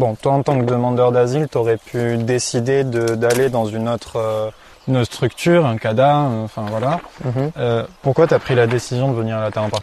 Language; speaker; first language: French; native; French